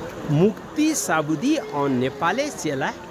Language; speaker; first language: French; non-native, learner; Nepali